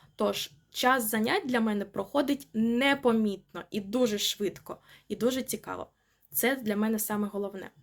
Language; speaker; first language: Ukrainian; native; Ukrainian